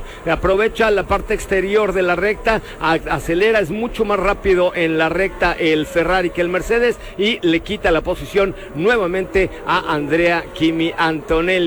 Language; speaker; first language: Spanish; native; Spanish